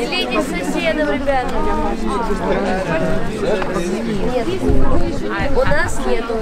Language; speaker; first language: Russian; native; Russian